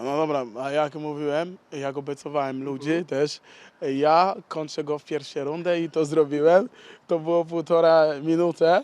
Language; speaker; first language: Polish; non-native, learner; Portuguese